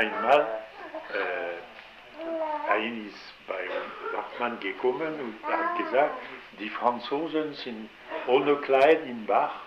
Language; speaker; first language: German; non-native, learner; French